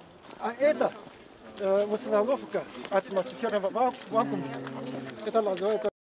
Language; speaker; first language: Russian; non-native, local second language; Kyrgyz